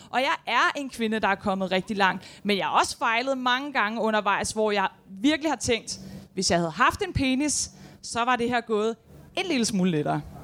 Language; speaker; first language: Danish; native; Danish